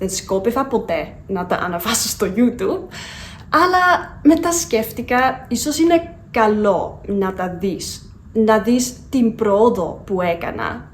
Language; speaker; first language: Greek; non-native, fluent; Dutch